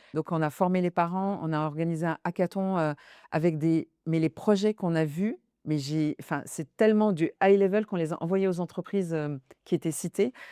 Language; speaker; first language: French; early bilingual, other home language; Arabic